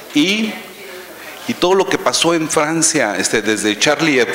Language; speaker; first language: Spanish; native; Spanish